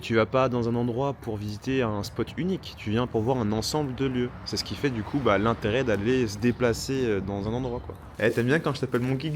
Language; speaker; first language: French; native; French